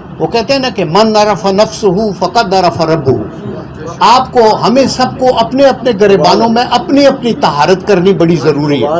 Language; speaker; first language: Urdu; non-native, local second language; Punjabi